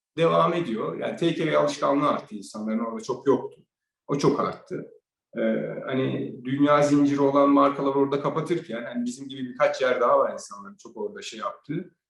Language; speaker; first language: Turkish; native; Turkish